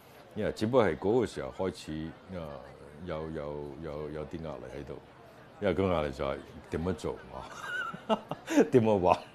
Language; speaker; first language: Chinese; native; Chinese